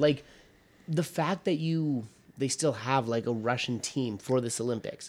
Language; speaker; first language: English; native; English